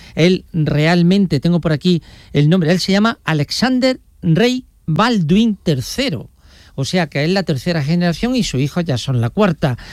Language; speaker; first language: Spanish; native; Spanish